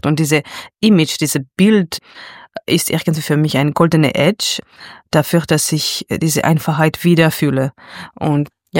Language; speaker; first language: German; non-native, fluent; Georgian